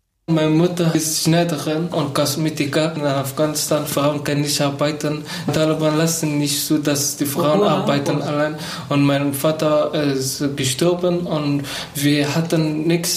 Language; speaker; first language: German; non-native, learner; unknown